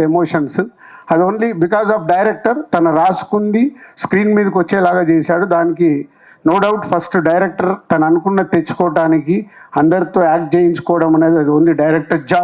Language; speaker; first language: Telugu; native; Telugu